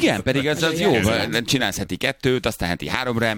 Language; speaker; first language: Hungarian; native; Hungarian